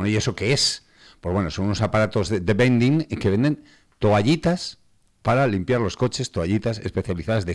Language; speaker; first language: Spanish; native; Spanish